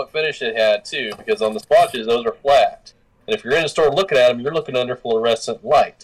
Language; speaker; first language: English; native; English